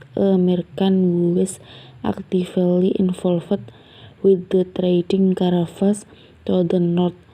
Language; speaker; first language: English; non-native, learner; Indonesian